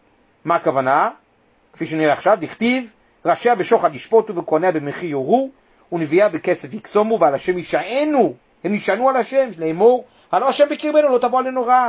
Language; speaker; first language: Hebrew; native; Hebrew